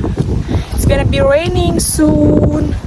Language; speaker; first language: English; non-native, learner; Indonesian